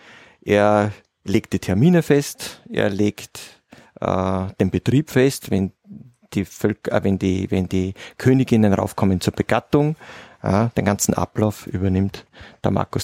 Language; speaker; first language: German; native; German